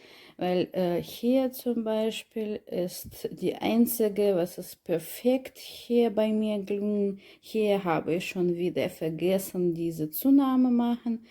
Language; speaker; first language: German; non-native, learner; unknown